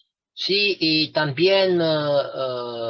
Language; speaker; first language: Spanish; non-native, fluent; Romanian